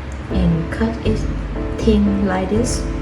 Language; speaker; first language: English; non-native, fluent; Vietnamese